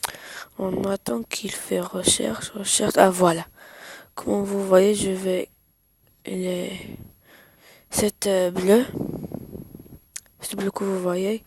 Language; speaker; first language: French; non-native, learner; Arabic